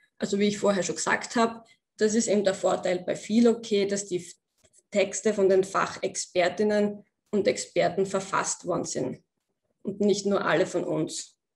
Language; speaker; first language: German; native; German